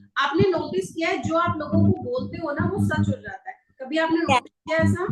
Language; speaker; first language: Hindi; native; Hindi